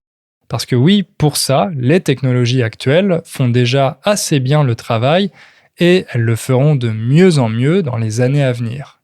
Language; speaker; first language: French; native; French